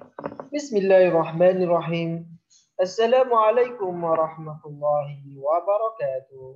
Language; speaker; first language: Arabic; non-native, fluent; Indonesian